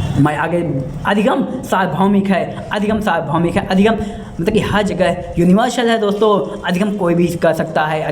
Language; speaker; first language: Hindi; native; Hindi